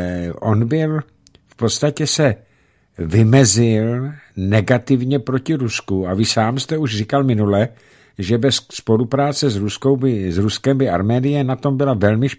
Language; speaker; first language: Czech; native; Czech